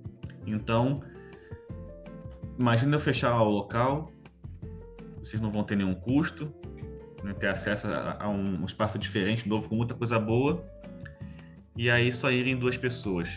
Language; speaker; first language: Portuguese; native; Portuguese